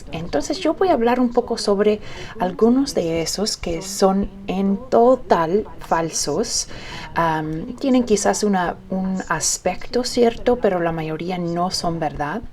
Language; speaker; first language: Spanish; early bilingual, heritage; Spanish